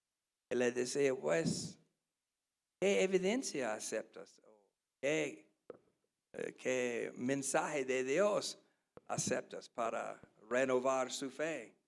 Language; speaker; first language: Spanish; non-native, learner; English